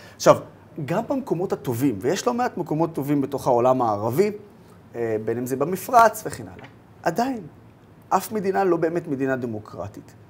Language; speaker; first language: Hebrew; non-native, local second language; Arabic